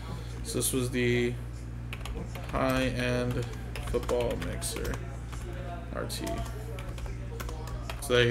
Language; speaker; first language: English; native; English